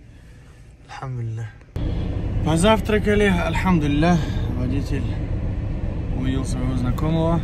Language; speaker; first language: Russian; non-native, fluent; Tajik